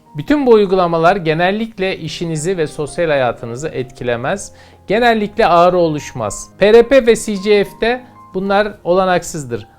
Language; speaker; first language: Turkish; native; Turkish